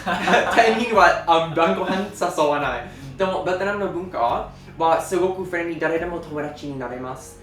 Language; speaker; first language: Japanese; non-native, learner; English